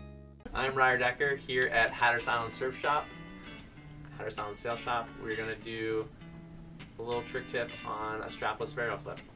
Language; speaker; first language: English; native; English